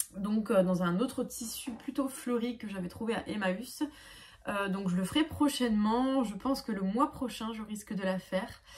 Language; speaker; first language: French; native; French